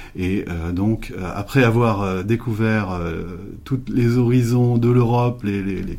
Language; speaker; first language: French; native; French